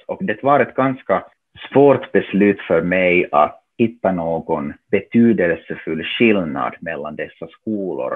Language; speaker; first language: Swedish; non-native, local second language; Finnish